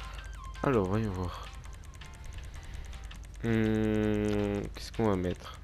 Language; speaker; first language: French; native; French